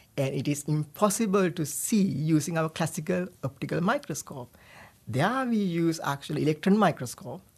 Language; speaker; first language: English; non-native, local second language; Sinhala